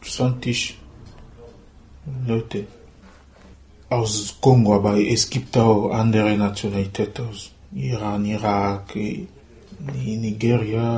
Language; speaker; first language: German; non-native, learner; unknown